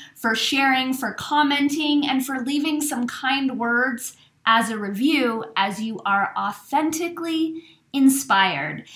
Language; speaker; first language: English; native; English